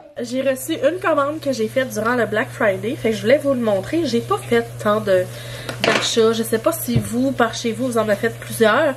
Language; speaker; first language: French; native; French